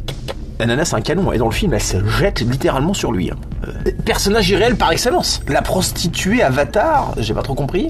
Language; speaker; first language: French; native; French